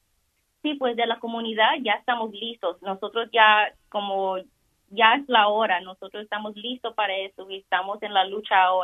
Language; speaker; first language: Spanish; early bilingual, heritage; Spanish